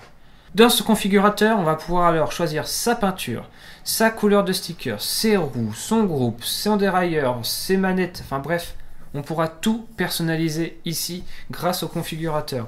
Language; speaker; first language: French; native; French